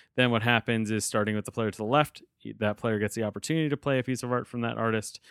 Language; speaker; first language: English; native; English